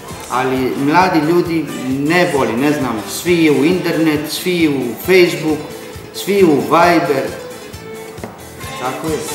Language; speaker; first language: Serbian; non-native, learner; Greek